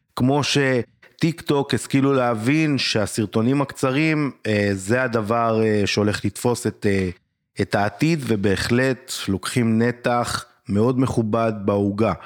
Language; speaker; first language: Hebrew; native; Hebrew